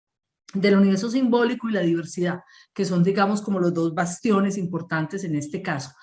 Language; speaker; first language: Spanish; native; Spanish